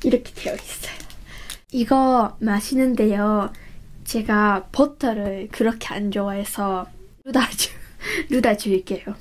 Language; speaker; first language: Korean; early bilingual, heritage; Korean